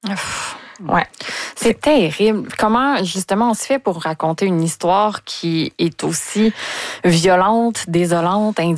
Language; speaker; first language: French; native; French